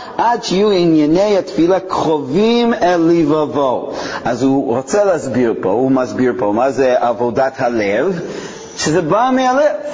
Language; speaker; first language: Hebrew; non-native, fluent; English